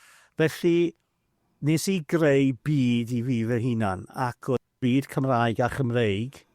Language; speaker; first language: Welsh; non-native, fluent; English